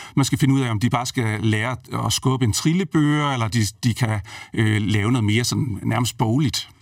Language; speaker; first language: Danish; native; Danish